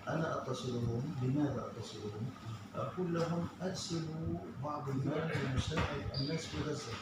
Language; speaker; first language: Arabic; native; Arabic